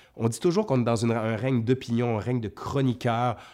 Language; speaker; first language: French; native; French